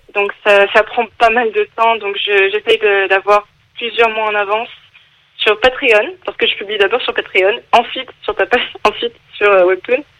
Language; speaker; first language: French; non-native, fluent; English